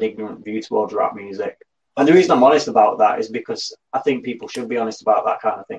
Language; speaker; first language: English; native; English